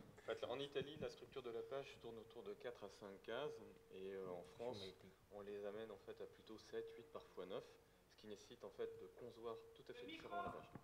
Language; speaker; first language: French; native; French